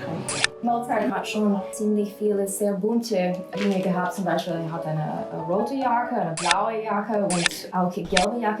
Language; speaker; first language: German; non-native, learner; English